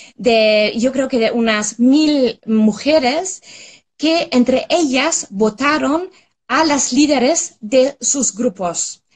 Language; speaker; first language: Spanish; non-native, fluent; German